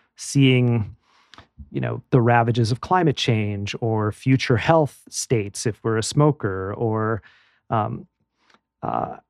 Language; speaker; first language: English; native; English